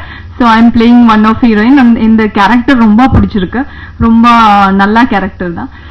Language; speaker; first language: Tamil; non-native, learner; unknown